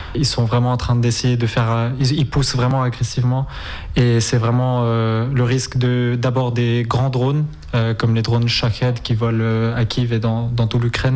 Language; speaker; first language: French; non-native, fluent; Spanish